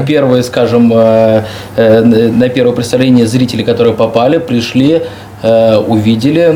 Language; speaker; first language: Russian; native; Russian